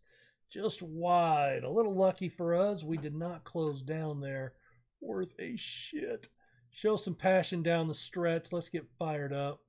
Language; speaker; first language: English; native; English